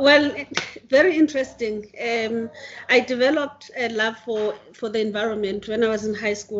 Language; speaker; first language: English; non-native, local second language; Zulu